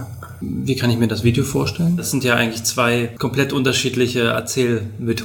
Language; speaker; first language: German; native; German